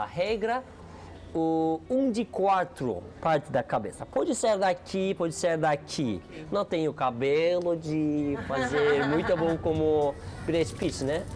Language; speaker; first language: Portuguese; non-native, learner; Turkish